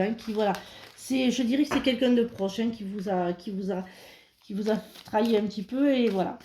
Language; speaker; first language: French; native; French